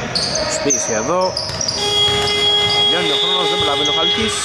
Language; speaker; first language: Greek; native; Greek